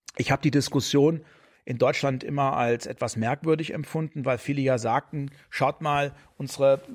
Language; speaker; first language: German; native; German